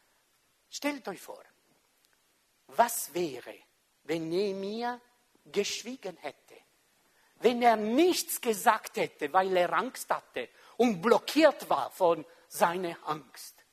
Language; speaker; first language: German; non-native, local second language; French